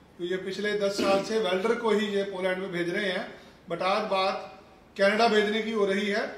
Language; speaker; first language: Hindi; non-native, local second language; Punjabi